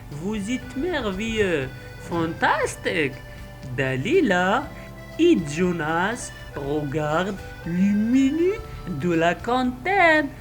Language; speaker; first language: French; non-native, local second language; Arabic